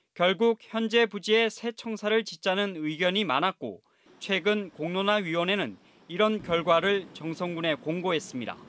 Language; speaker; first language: Korean; native; Korean